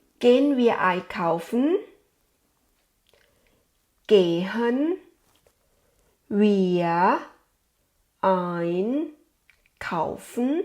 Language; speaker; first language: German; non-native, fluent; Thai